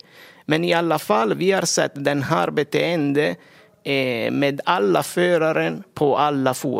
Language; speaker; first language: Swedish; non-native, fluent; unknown